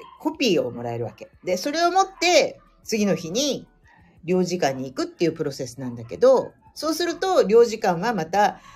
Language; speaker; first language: Japanese; native; Japanese